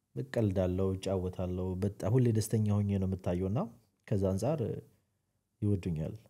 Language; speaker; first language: Amharic; non-native, local second language; Sidamo